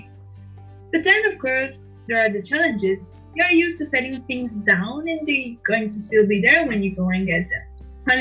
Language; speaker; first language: English; non-native, fluent; Italian